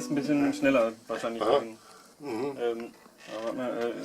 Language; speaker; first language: German; non-native, fluent; Russian